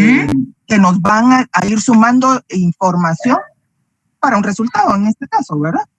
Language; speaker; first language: Spanish; native; Spanish